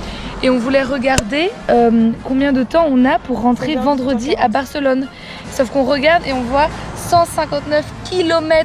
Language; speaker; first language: French; native; French